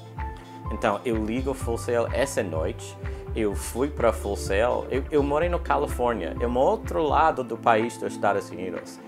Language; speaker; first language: Portuguese; non-native, learner; English